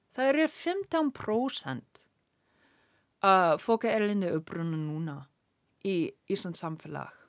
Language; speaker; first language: Icelandic; non-native, learner; English